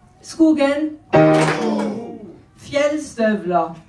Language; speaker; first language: Norwegian; non-native, learner; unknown